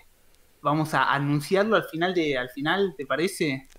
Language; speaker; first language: Spanish; native; Spanish